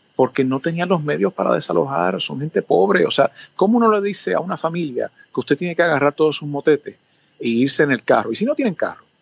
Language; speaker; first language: Spanish; early bilingual, other home language; English